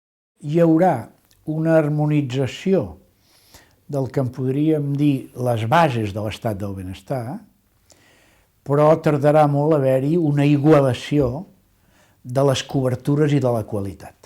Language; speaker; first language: Catalan; native; Catalan